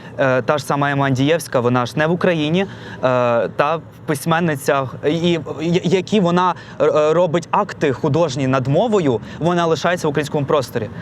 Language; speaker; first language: Ukrainian; non-native, local second language; Russian